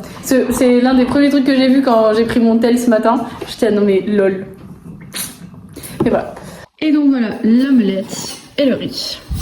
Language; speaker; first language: French; native; French